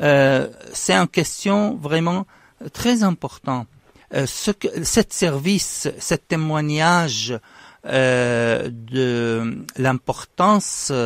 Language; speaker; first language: French; non-native, fluent; Arabic